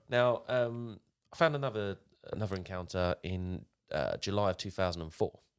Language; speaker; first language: English; native; English